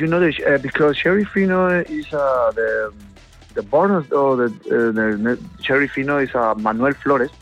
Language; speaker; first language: English; non-native, learner; Spanish